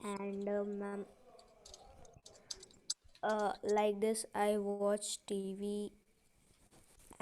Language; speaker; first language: English; non-native, learner; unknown